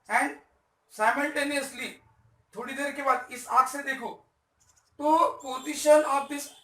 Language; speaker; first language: Hindi; non-native, local second language; Marathi